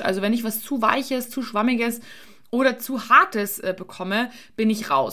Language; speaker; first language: German; native; German